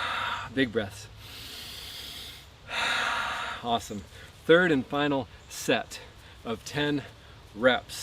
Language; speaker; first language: English; native; English